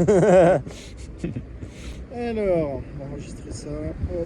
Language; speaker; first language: French; native; French